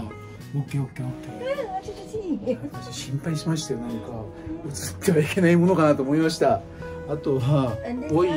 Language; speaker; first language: Japanese; native; Japanese